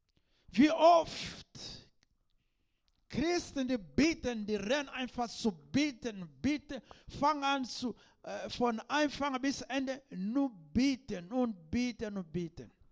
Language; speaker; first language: German; non-native, learner; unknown